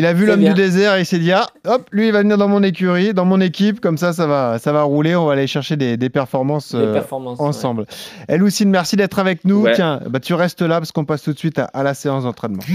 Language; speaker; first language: French; native; French